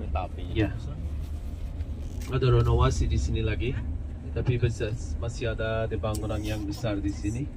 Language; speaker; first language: Indonesian; non-native, fluent; Turkish